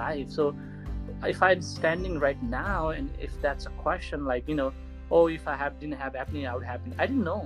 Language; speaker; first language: English; non-native, local second language; Nepali